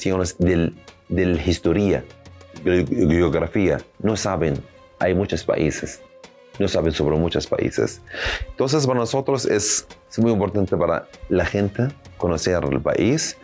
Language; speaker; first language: Spanish; non-native, learner; Arabic